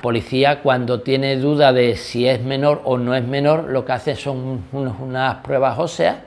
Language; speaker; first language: Spanish; native; Spanish